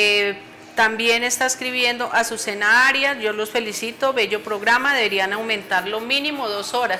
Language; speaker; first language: Spanish; native; Spanish